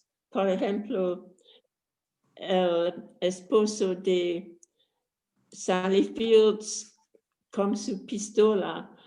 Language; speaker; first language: Spanish; non-native, fluent; English